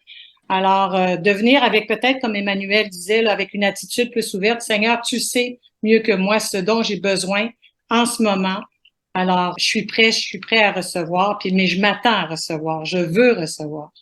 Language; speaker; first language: French; native; French